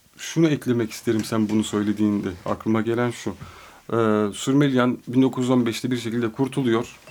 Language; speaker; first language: Turkish; native; Turkish